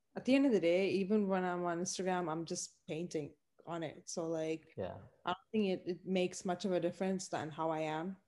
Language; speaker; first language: English; non-native, local second language; Tamil